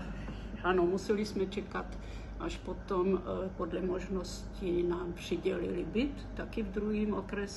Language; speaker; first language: Czech; early bilingual, heritage; Czech